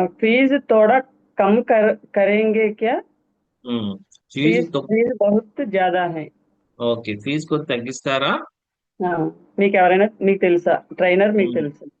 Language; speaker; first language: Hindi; non-native, learner; Telugu